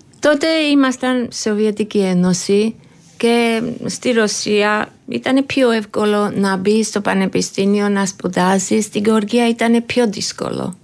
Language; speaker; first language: Greek; non-native, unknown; Georgian